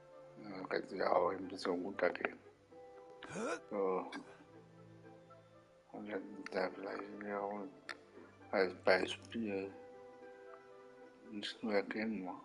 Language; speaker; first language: German; non-native, learner; Vietnamese